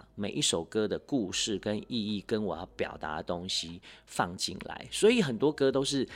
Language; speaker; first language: Chinese; non-native, local second language; Hakka Chinese